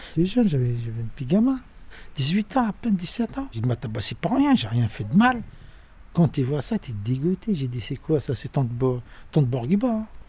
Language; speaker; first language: French; non-native, learner; Arabic